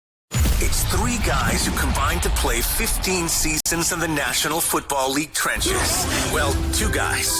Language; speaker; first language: English; native; English